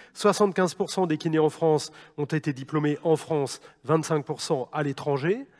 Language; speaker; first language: French; native; French